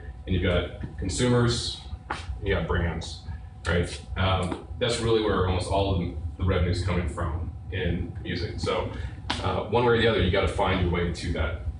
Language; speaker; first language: English; native; English